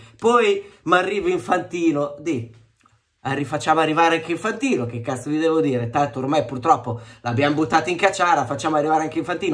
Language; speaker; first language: Italian; native; Italian